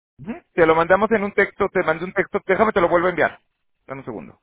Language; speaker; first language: Spanish; native; Spanish